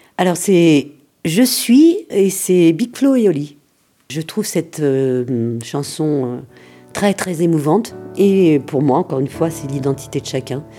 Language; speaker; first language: French; early bilingual, other home language; Arabic